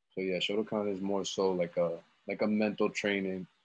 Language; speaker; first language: English; native; English